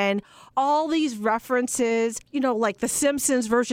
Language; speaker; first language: English; native; English